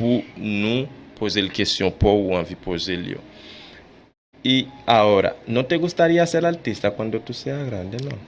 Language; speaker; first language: Spanish; non-native, fluent; Haitian Creole